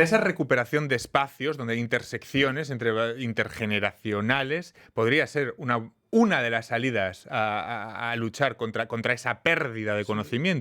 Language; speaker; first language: Spanish; native; Spanish